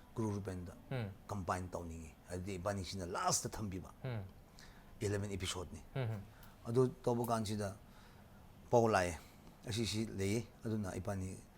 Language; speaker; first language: Manipuri; non-native, local second language; Tangkhul Naga (India)